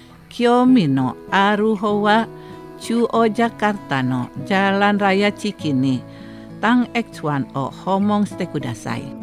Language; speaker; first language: Japanese; non-native, fluent; Indonesian